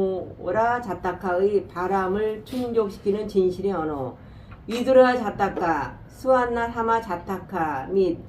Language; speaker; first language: Korean; native; Korean